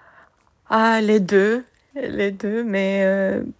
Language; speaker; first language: French; non-native, fluent; Korean